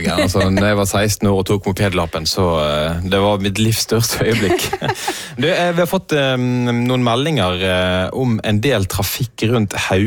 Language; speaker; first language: Norwegian; native; Norwegian